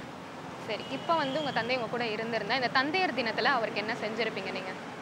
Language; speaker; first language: Tamil; native; Tamil